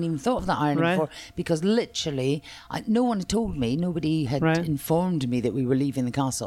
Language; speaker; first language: English; native; English